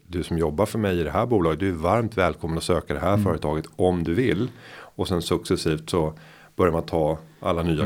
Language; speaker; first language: Swedish; native; Swedish